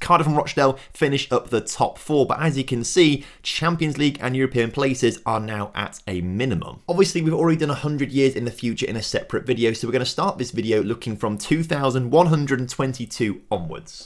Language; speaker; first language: English; native; English